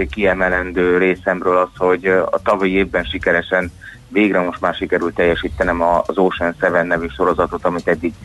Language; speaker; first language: Hungarian; native; Hungarian